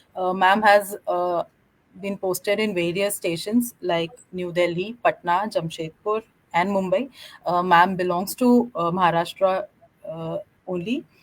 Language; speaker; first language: English; non-native, local second language; Marathi